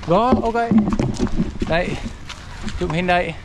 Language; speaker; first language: Vietnamese; non-native, learner; English